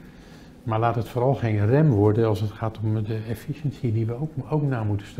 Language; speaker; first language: Dutch; native; Dutch